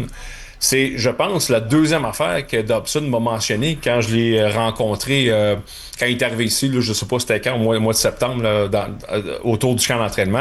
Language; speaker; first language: French; native; French